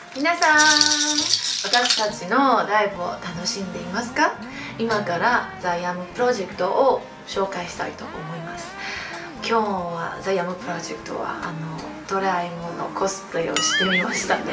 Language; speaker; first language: Japanese; non-native, fluent; Chinese